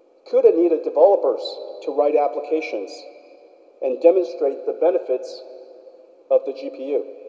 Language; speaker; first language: English; early bilingual, other home language; Min Nan Chinese